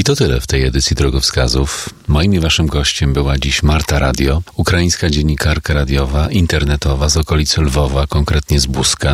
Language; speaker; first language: Polish; native; Polish